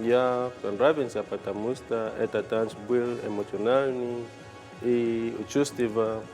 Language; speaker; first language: Russian; non-native, learner; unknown